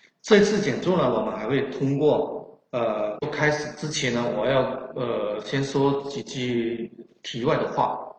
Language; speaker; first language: Chinese; non-native, local second language; Min Nan Chinese